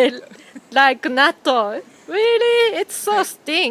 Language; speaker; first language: English; non-native, fluent; Japanese